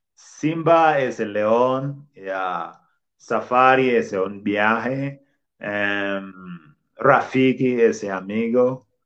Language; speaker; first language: Spanish; non-native, fluent; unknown